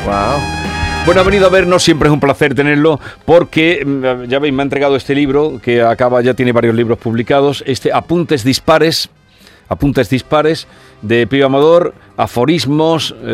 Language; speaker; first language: Spanish; native; Spanish